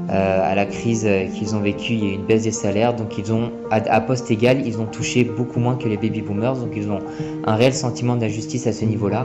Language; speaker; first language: French; native; French